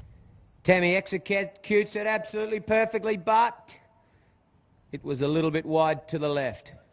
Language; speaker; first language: English; native; English